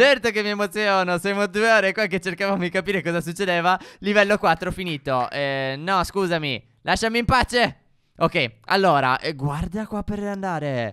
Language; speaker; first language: Italian; native; Italian